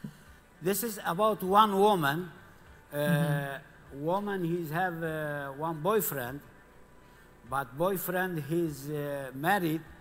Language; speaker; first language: English; non-native, learner; Kurdish